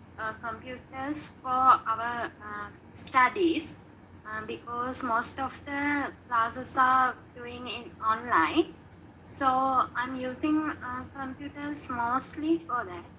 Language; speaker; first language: English; non-native, learner; Sinhala